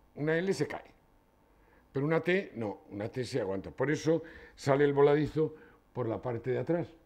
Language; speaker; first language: Spanish; native; Spanish